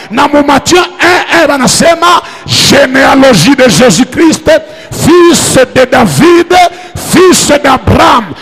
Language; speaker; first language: French; non-native, local second language; Swahili